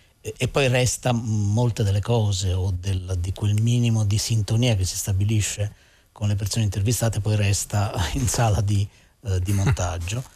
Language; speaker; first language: Italian; native; Italian